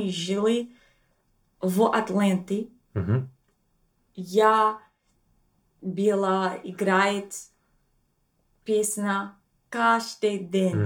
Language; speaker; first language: Russian; non-native, learner; English